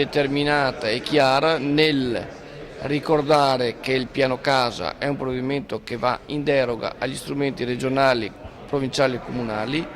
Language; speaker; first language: Italian; native; Italian